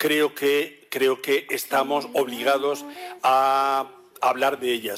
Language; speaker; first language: Spanish; native; Spanish